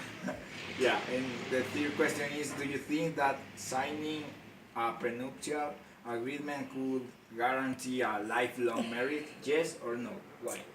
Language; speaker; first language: English; non-native, learner; Spanish